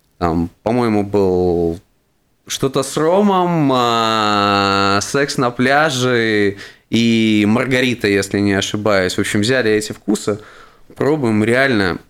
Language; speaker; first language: Russian; native; Russian